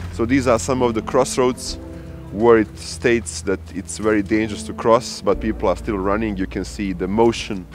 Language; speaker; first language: English; early bilingual, other home language; Bosnian